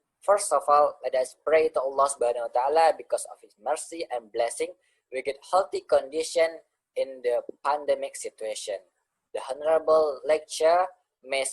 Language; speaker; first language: English; non-native, learner; Indonesian